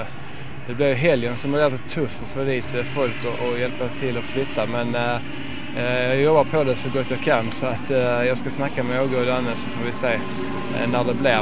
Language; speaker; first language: Swedish; native; Swedish